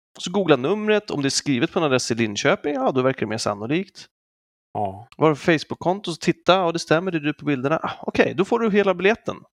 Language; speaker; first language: Swedish; native; Swedish